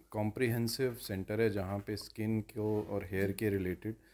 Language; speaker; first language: Hindi; native; Hindi